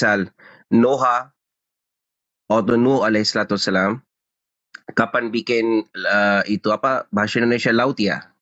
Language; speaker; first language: Indonesian; non-native, learner; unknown